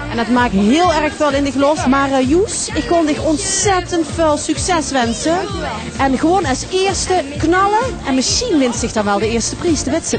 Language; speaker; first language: Dutch; native; Dutch